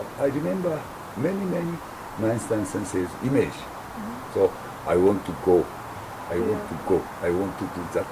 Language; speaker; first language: English; non-native, learner; Japanese